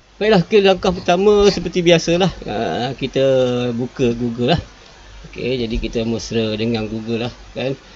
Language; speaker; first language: Malay; native; Malay